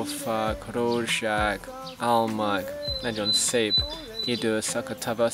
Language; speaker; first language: Hungarian; non-native, fluent; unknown